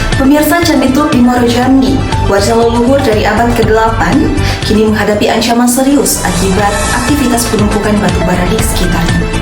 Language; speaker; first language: Indonesian; native; Indonesian